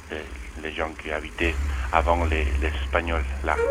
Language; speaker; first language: French; non-native, fluent; Spanish